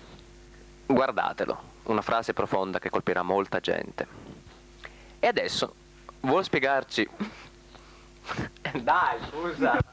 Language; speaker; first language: Italian; native; Italian